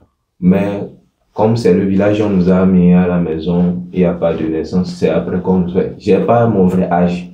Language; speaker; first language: French; non-native, local second language; Ewe